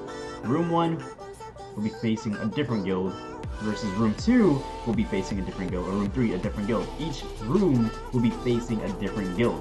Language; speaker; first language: English; native; English